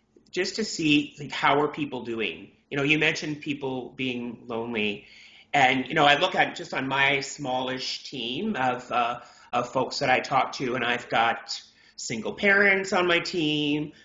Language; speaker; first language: English; native; English